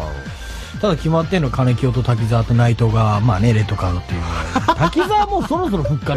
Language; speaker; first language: Japanese; native; Japanese